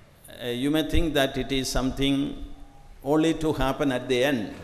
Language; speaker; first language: English; non-native, local second language; Malayalam